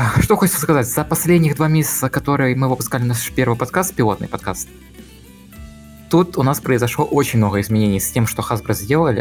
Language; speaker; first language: Russian; native; Russian